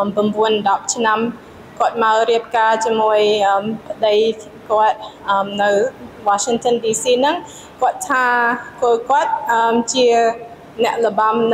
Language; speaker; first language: Khmer; early bilingual, heritage; Khmer